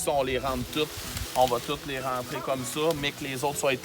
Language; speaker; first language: French; native; French